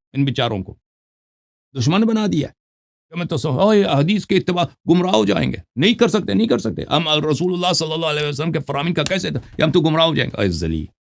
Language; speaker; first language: Urdu; non-native, fluent; Persian